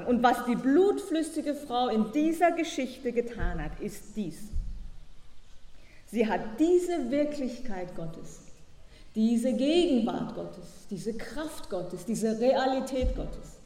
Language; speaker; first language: German; native; German